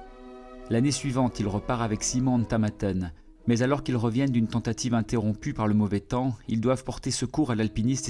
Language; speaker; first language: French; native; French